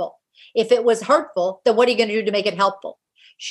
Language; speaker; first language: English; native; English